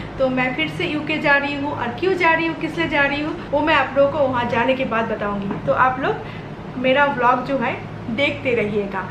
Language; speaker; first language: Hindi; non-native, local second language; Bangla